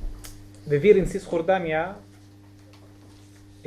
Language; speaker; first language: Spanish; non-native, learner; Arabic